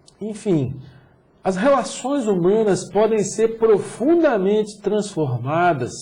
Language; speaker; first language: Portuguese; native; Portuguese